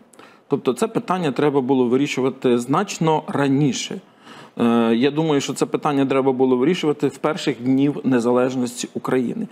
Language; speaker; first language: Ukrainian; native; Ukrainian